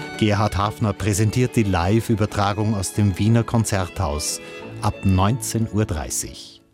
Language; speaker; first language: German; native; German